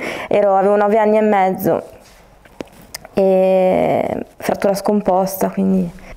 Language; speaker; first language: Italian; native; Italian